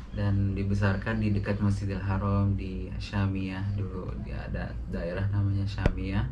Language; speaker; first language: Indonesian; early bilingual, heritage; Indonesian